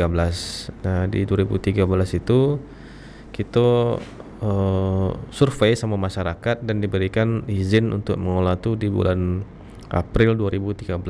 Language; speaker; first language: Indonesian; non-native, local second language; Minangkabau